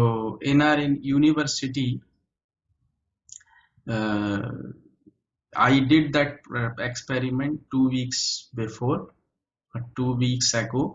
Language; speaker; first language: English; native; English